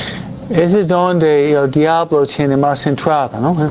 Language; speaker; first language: Spanish; non-native, fluent; English